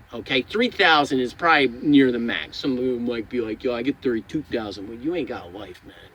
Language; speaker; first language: English; native; English